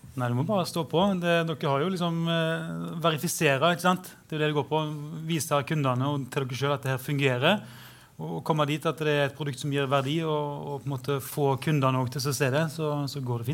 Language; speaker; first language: Norwegian; native; Norwegian